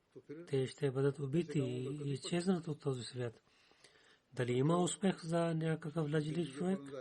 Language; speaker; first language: Bulgarian; non-native, learner; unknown